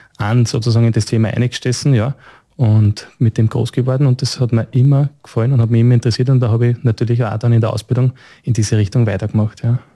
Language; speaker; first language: German; native; German